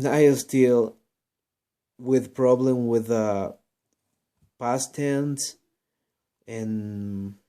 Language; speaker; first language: English; non-native, learner; Spanish